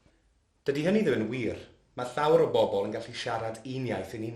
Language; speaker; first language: Welsh; non-native, local second language; English